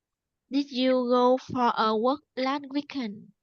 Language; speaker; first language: English; non-native, learner; Vietnamese